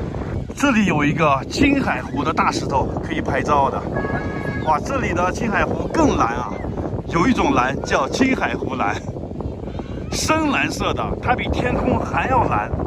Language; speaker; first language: Chinese; native; Chinese